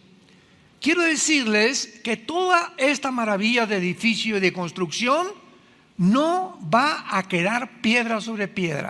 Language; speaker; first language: Spanish; native; Spanish